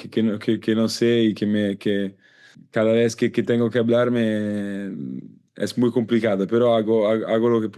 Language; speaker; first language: Spanish; non-native, learner; Italian